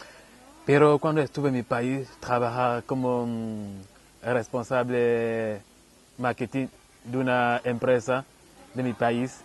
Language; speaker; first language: Spanish; non-native, fluent; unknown